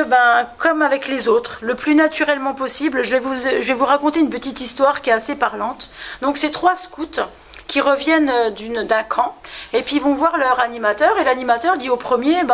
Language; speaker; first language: French; native; French